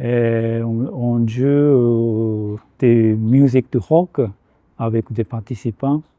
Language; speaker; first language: French; non-native, fluent; Japanese